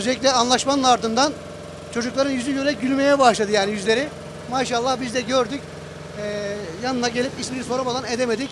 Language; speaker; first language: Turkish; native; Turkish